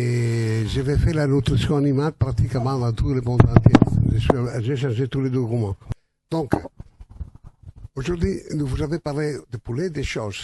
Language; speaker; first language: French; non-native, learner; Italian